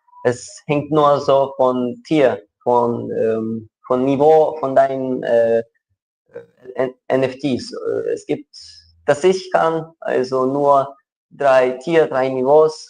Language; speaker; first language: German; non-native, local second language; Ukrainian